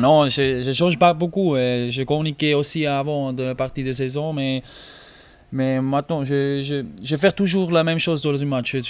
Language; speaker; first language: French; non-native, learner; German